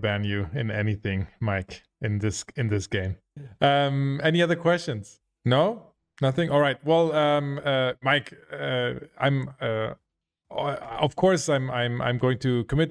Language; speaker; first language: English; non-native, fluent; German